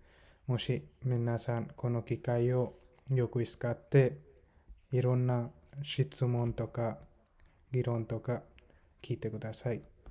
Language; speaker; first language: Japanese; non-native, fluent; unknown